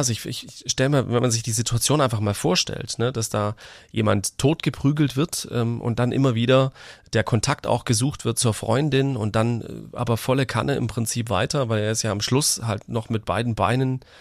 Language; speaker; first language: German; native; German